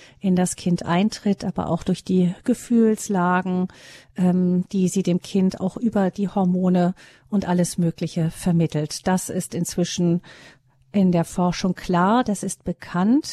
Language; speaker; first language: German; native; German